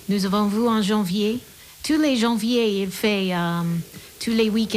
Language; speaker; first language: French; non-native, learner; English